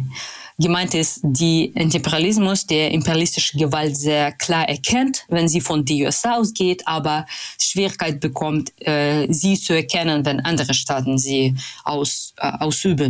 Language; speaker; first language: German; non-native, fluent; Russian